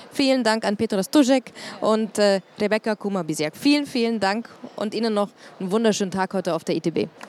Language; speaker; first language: German; native; German